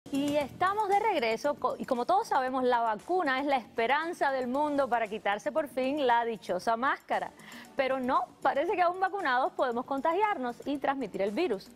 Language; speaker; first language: Spanish; native; Spanish